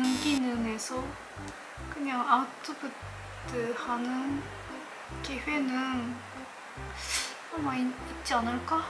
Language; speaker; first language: Korean; non-native, learner; Japanese